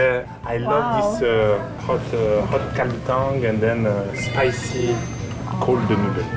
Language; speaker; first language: English; non-native, fluent; French